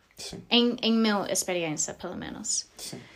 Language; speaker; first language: Portuguese; non-native, learner; English